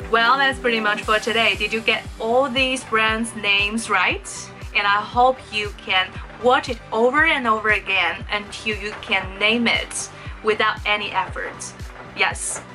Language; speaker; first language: English; non-native, fluent; Chinese